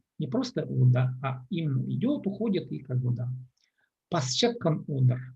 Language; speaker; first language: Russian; non-native, local second language; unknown